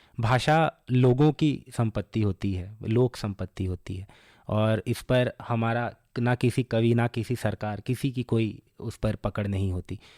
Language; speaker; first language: Hindi; non-native, local second language; Bangla